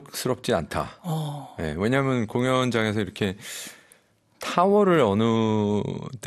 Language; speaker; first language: Korean; native; Korean